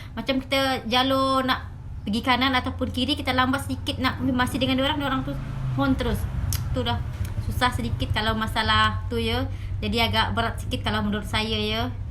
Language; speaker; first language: Malay; early bilingual, other home language; Indonesian